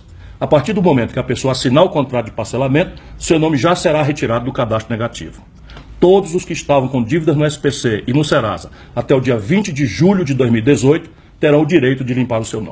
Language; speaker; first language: Portuguese; native; Portuguese